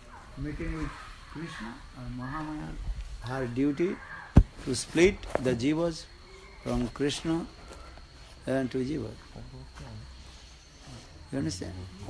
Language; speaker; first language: English; non-native, learner; Bangla